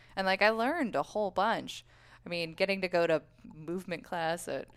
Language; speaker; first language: English; native; English